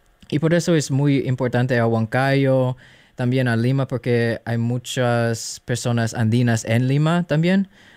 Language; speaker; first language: Spanish; early bilingual, other home language; English